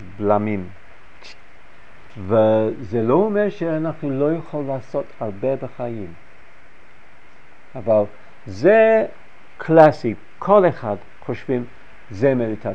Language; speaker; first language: Hebrew; non-native, fluent; English